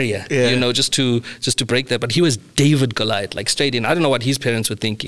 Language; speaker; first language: English; native; English